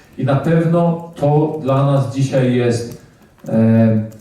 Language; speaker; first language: Polish; early bilingual, heritage; Polish